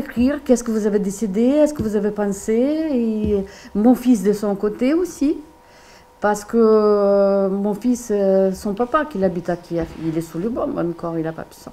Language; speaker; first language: French; non-native, fluent; Ukrainian